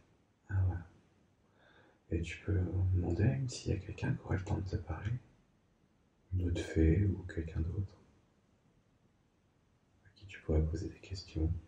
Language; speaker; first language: French; native; French